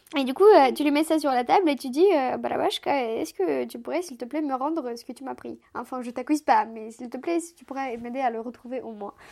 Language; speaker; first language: French; non-native, fluent; Romanian